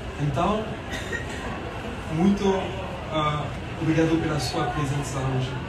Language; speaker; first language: Portuguese; non-native, learner; French